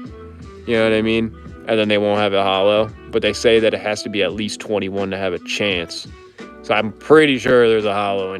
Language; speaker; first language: English; native; English